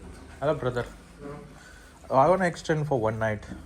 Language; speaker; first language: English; non-native, learner; Marathi